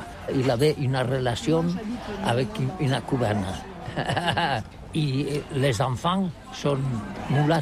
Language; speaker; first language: French; non-native, learner; Catalan